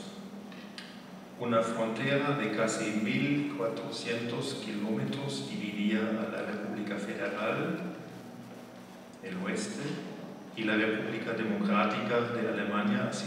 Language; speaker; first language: Spanish; non-native, fluent; German